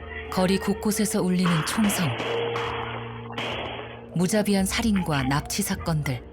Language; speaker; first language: Korean; native; Korean